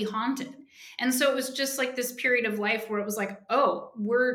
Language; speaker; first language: English; native; English